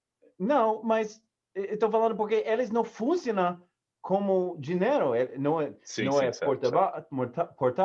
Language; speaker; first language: Portuguese; non-native, learner; English